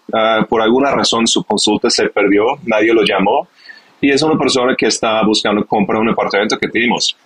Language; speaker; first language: Spanish; non-native, fluent; English